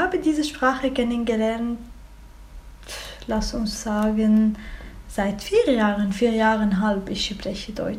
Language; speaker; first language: German; non-native, learner; Arabic